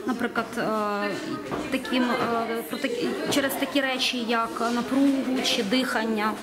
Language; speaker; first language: Ukrainian; native; Ukrainian